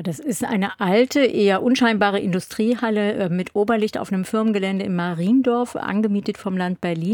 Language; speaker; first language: German; native; German